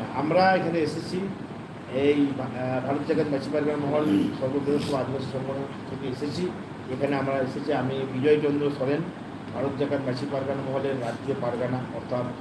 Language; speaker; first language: Bangla; non-native, local second language; Santali